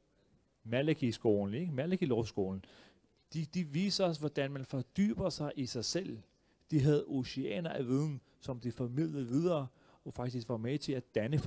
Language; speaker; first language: Danish; early bilingual, other home language; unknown